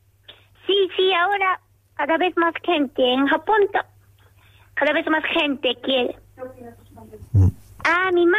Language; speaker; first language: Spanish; non-native, learner; Japanese